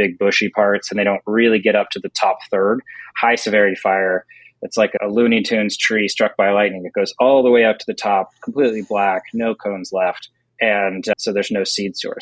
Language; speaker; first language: English; native; English